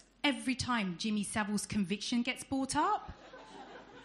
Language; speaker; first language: English; native; English